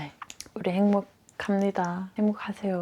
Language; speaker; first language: Korean; non-native, fluent; Dutch